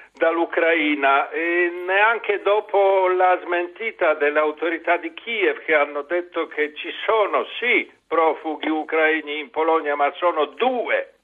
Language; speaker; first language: Italian; non-native, fluent; Polish